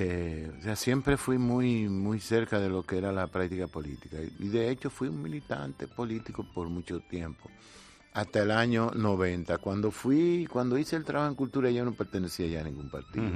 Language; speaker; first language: Spanish; native; Spanish